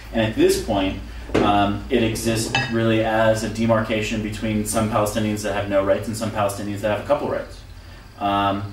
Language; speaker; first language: English; native; English